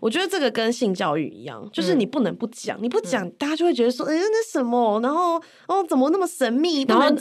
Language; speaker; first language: Chinese; native; Chinese